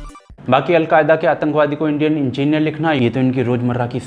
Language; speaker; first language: Hindi; native; Hindi